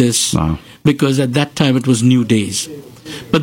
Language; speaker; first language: English; non-native, local second language; Gujarati